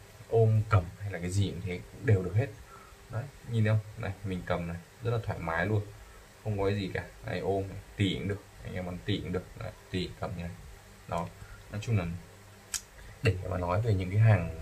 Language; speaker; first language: Vietnamese; native; Vietnamese